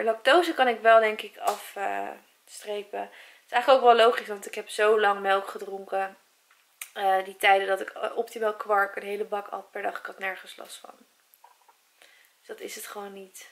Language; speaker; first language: Dutch; native; Dutch